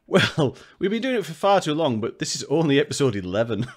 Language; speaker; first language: English; native; English